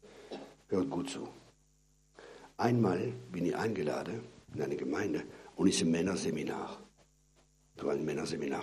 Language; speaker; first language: German; non-native, fluent; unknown